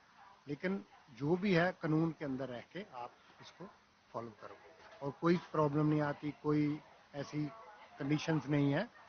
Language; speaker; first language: Hindi; native; Hindi